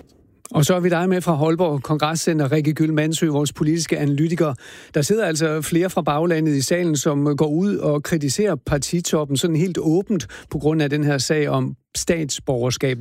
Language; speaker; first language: Danish; native; Danish